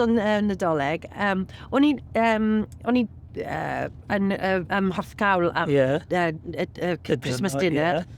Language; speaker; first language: Welsh; non-native, local second language; English